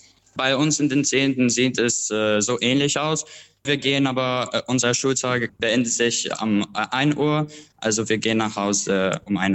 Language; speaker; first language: German; non-native, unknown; Albanian